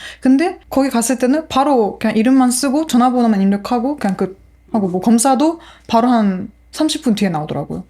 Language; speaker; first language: Korean; non-native, fluent; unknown